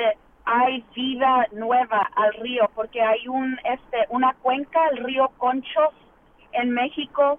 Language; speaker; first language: Spanish; early bilingual, heritage; English